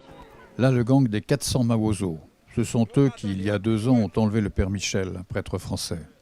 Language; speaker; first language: French; native; French